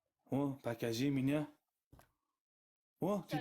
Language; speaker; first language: Russian; non-native, learner; Uzbek